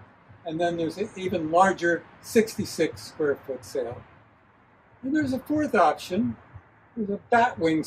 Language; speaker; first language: English; native; English